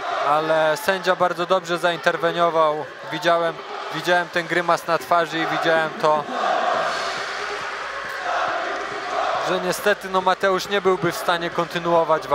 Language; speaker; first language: Polish; native; Polish